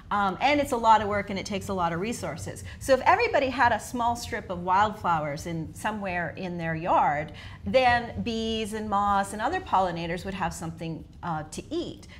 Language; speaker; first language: English; native; English